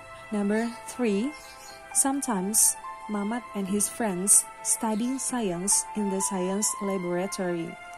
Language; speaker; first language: English; non-native, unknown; Indonesian